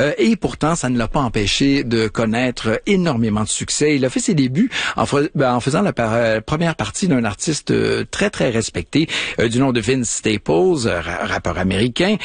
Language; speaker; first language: French; native; French